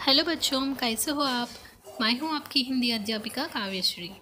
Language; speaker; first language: Hindi; non-native, local second language; Telugu